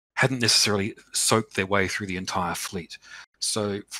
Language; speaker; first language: English; native; English